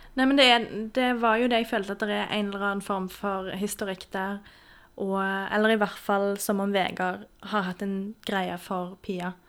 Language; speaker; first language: Norwegian; native; Norwegian